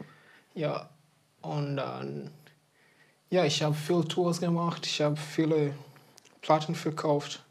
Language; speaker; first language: German; non-native, fluent; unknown